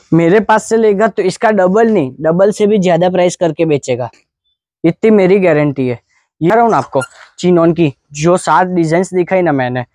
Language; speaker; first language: Hindi; non-native, local second language; Gujarati